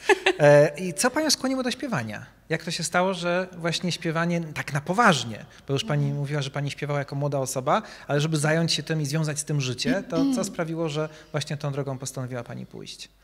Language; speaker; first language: Polish; native; Polish